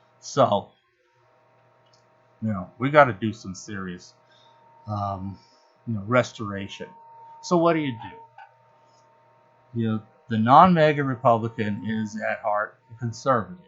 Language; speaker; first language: English; native; English